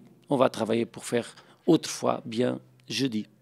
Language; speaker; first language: French; non-native, fluent; Portuguese